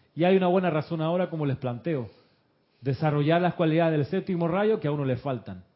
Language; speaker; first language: Spanish; early bilingual, other home language; Russian